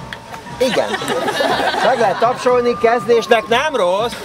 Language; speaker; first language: Hungarian; non-native, fluent; Arabic